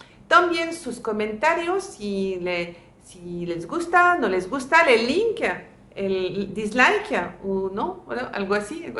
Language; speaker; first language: Spanish; non-native, fluent; French